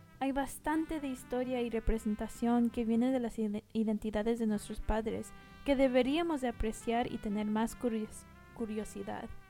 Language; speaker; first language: Spanish; early bilingual, heritage; Spanish